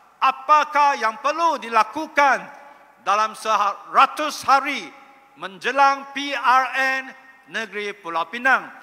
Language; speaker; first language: Malay; non-native, local second language; Chinese